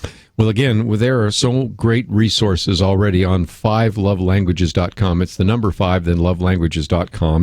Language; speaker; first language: English; native; English